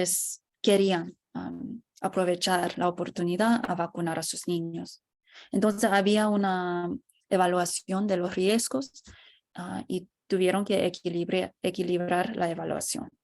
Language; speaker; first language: Spanish; non-native, fluent; English